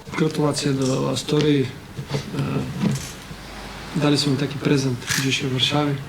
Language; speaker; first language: Polish; non-native, learner; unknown